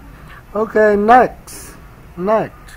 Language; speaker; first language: English; non-native, learner; Vietnamese